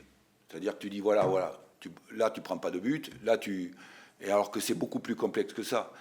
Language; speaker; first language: French; native; French